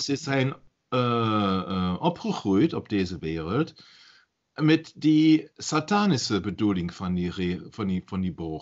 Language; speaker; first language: Dutch; non-native, learner; German